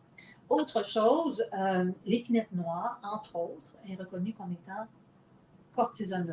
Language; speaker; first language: French; native; French